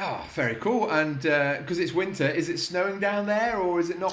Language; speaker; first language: English; native; English